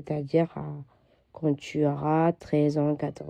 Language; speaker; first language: French; non-native, fluent; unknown